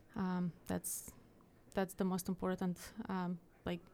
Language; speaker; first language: English; non-native, fluent; Ukrainian